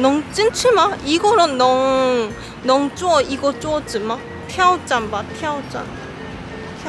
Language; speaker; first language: Chinese; non-native, fluent; Korean